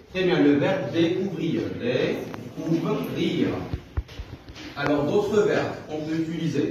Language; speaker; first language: French; non-native, local second language; Arabic